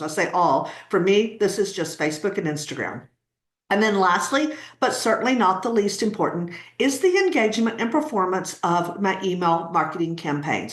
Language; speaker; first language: English; native; English